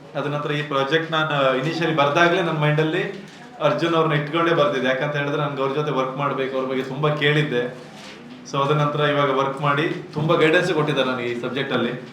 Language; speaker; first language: Kannada; native; Kannada